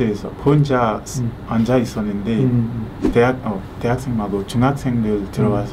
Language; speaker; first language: Korean; non-native, learner; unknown